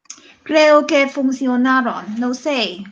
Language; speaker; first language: Spanish; non-native, learner; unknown